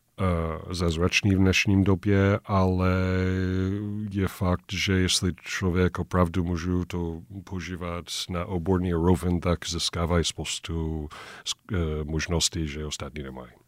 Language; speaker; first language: Czech; non-native, fluent; English